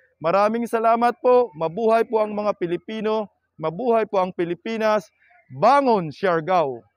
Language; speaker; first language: Filipino; non-native, local second language; Cebuano